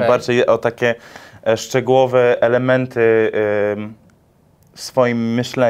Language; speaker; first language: Polish; early bilingual, heritage; English